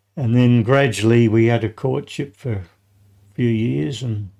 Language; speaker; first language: English; native; English